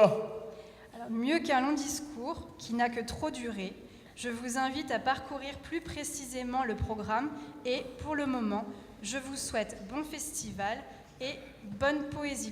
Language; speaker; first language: French; native; French